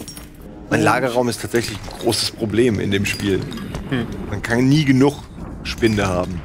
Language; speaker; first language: German; native; German